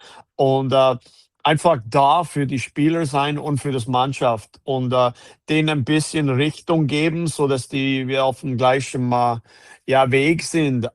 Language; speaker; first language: German; non-native, fluent; English